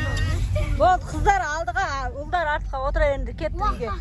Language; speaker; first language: Kazakh; native; Kazakh